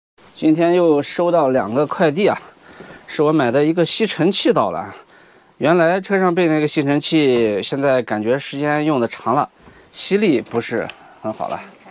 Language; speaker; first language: Chinese; native; Chinese